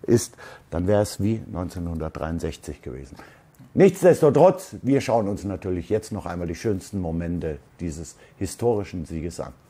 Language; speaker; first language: German; native; German